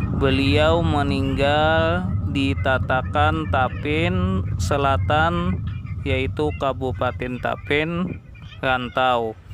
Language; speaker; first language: Indonesian; non-native, local second language; Banjar